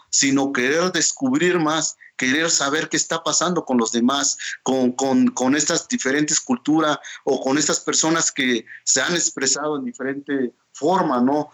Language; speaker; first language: Spanish; non-native, local second language; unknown